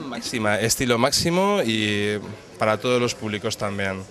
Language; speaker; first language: Spanish; native; Spanish